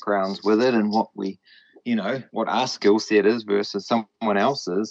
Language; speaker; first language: English; native; English